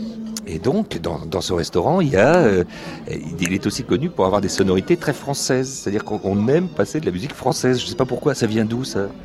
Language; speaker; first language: French; native; French